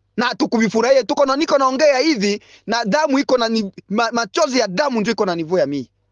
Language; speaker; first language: Swahili; non-native, local second language; Bembe